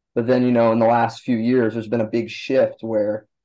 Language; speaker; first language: English; native; English